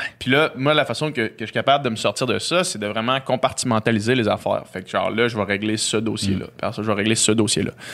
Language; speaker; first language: French; native; French